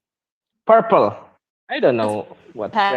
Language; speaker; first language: English; non-native, learner; Indonesian